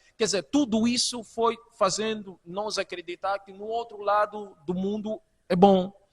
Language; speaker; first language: Portuguese; native; Portuguese